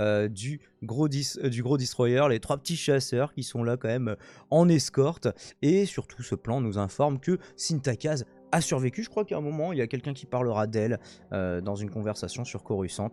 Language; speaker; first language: French; native; French